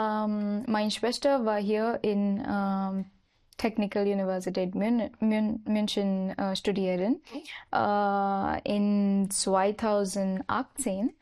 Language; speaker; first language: German; non-native, learner; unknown